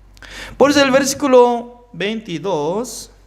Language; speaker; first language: Spanish; non-native, fluent; Korean